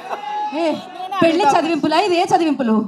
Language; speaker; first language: Telugu; native; Telugu